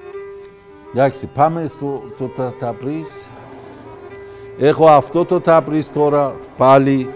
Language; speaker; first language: Greek; non-native, learner; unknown